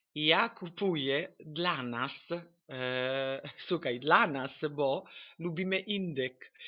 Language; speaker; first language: Polish; non-native, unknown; Italian